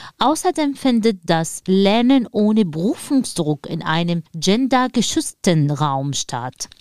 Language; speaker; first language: German; non-native, fluent; Arabic